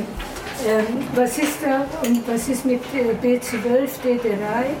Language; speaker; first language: German; non-native, fluent; Persian